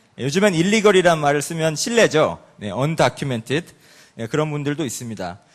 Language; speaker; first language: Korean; early bilingual, other home language; English